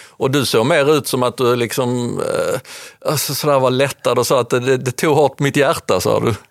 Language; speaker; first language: Swedish; native; Swedish